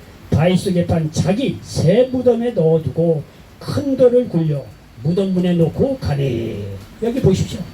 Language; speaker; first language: Korean; native; Korean